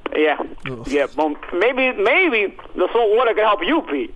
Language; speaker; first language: English; early bilingual, other home language; Italian